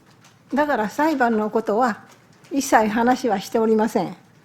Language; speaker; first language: Japanese; native; Japanese